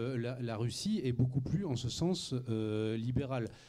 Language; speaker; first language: French; native; French